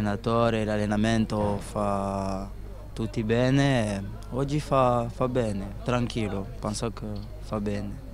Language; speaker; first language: Italian; non-native, learner; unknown